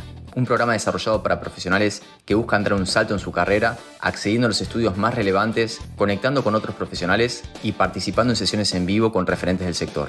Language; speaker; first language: Spanish; native; Spanish